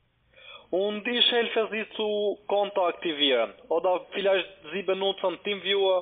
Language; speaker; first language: German; non-native, learner; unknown